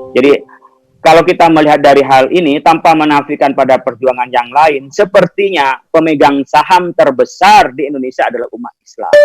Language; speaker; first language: Indonesian; non-native, local second language; Madurese